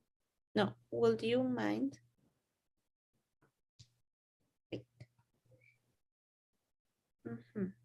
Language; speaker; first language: English; non-native, learner; Spanish